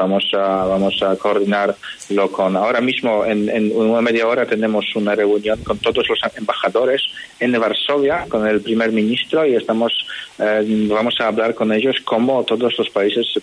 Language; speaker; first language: Spanish; non-native, fluent; Polish